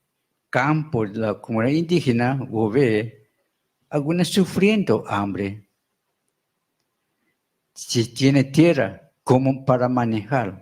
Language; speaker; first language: Spanish; non-native, local second language; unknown